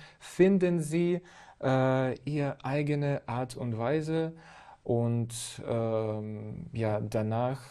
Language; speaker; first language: German; non-native, fluent; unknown